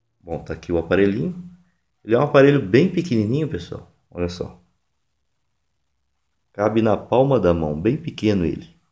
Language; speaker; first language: Portuguese; native; Portuguese